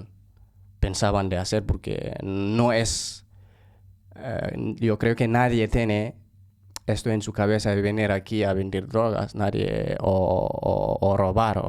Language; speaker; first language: Spanish; non-native, fluent; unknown